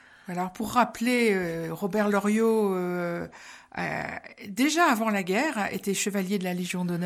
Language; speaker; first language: French; native; French